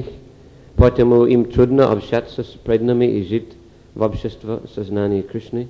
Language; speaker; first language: Russian; non-native, fluent; English